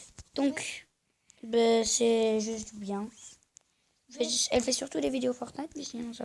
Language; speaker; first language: French; native; French